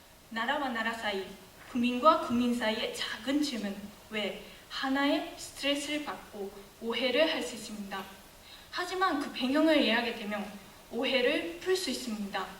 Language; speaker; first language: Korean; non-native, fluent; Japanese